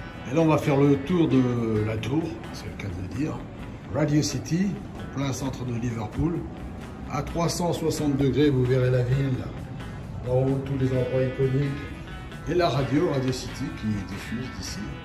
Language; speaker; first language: French; native; French